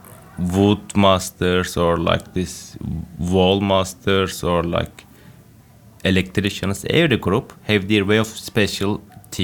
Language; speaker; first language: English; non-native, fluent; Turkish